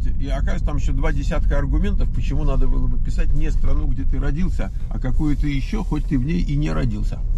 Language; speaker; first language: Russian; native; Russian